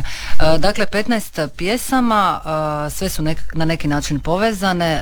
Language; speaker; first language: Serbian; native; Serbian